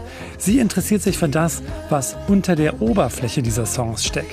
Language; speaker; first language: German; native; German